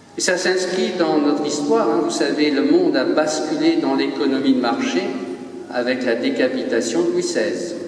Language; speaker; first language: French; native; French